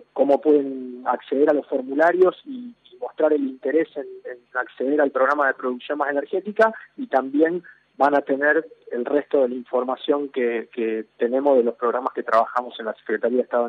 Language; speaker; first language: Spanish; native; Spanish